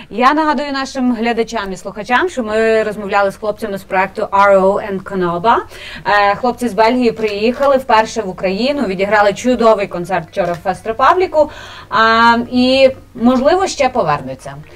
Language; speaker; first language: Ukrainian; native; Ukrainian